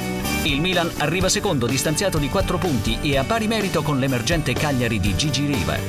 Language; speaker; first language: Italian; native; Italian